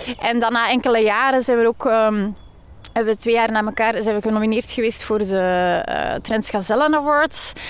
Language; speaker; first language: Dutch; native; Dutch